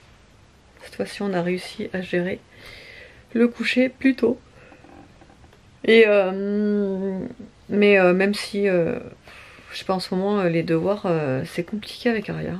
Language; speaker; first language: French; native; French